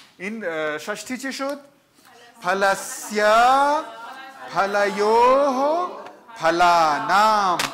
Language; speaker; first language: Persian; non-native, fluent; Hindi